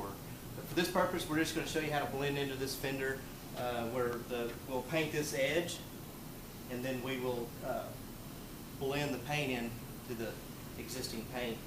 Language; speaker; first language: English; native; English